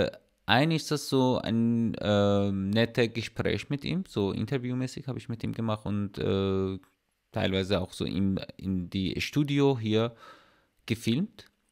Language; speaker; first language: German; non-native, learner; Persian